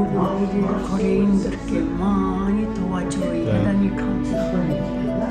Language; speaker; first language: Korean; non-native, learner; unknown